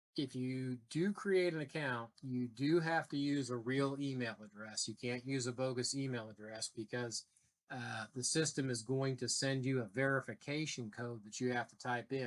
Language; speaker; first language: English; native; English